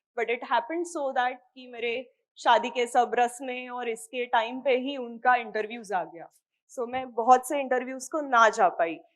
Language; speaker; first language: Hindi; non-native, local second language; Marathi